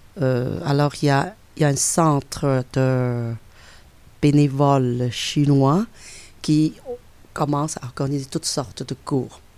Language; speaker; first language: French; non-native, fluent; Chinese